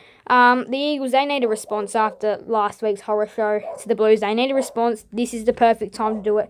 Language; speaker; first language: English; native; English